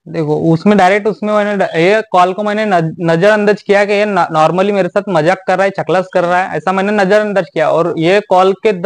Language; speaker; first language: Hindi; non-native, local second language; Marathi